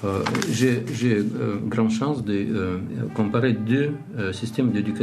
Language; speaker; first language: French; non-native, learner; Russian